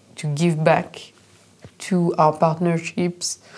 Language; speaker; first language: English; non-native, fluent; French